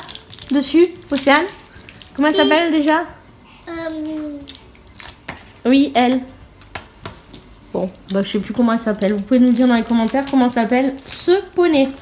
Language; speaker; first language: French; native; French